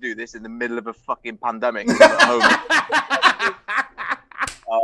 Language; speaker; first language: English; native; English